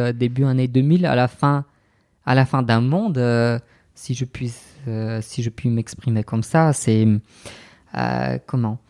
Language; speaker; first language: French; non-native, fluent; Bulgarian